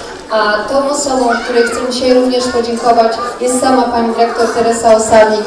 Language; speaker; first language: Polish; native; Polish